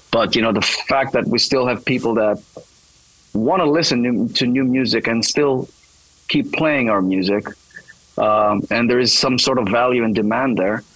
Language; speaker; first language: English; non-native, fluent; Greek